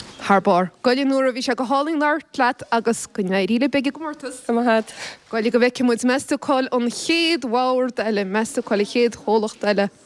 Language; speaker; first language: Irish; native; Irish